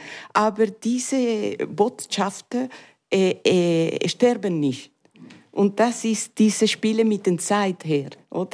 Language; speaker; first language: German; non-native, learner; Spanish